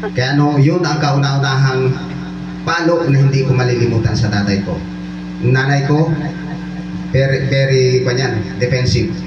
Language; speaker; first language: Filipino; non-native, local second language; Bikol